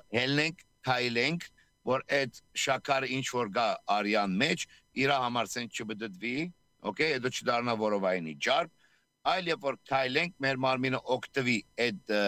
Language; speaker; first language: Armenian; native; Armenian